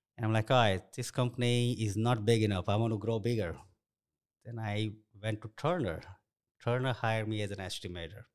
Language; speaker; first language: English; non-native, local second language; Gujarati